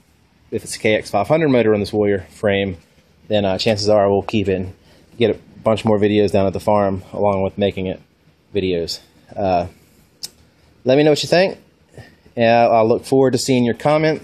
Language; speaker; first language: English; native; English